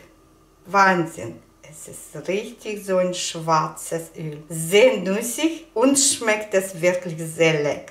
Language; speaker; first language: German; non-native, fluent; Russian